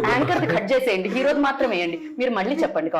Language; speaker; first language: Telugu; native; Telugu